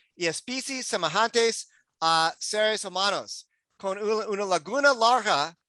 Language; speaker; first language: Spanish; non-native, learner; English